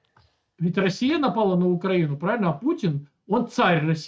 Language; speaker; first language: Russian; native; Russian